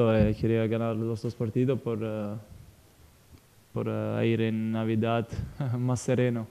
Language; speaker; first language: Spanish; non-native, fluent; Italian